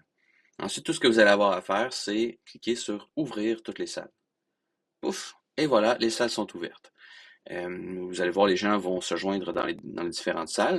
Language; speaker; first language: French; native; French